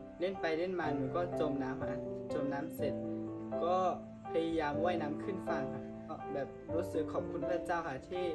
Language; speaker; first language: Thai; non-native, local second language; S'gaw Karen